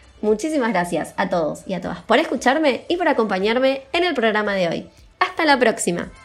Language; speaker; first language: Spanish; native; Spanish